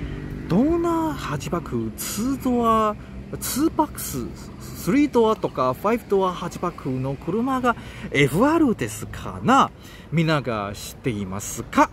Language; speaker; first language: Japanese; non-native, learner; Chinese